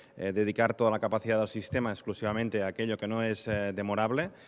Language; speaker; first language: Spanish; non-native, local second language; Catalan